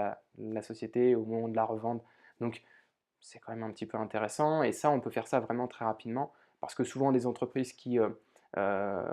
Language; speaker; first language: French; native; French